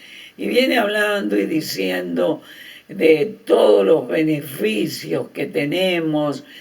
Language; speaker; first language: Spanish; native; Spanish